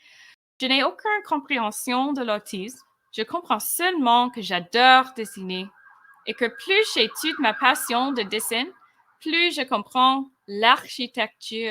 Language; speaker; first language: French; non-native, fluent; English